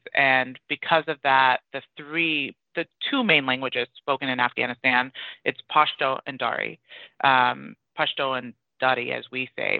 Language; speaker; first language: English; early bilingual, other home language; Persian